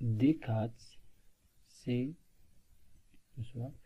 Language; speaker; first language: French; non-native, local second language; Arabic